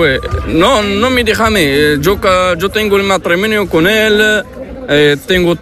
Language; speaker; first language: Spanish; non-native, learner; Arabic